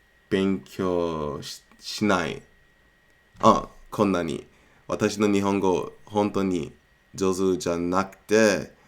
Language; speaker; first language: Japanese; non-native, learner; English